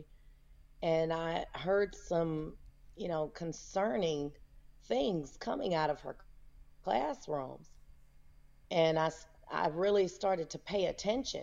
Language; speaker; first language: English; native; English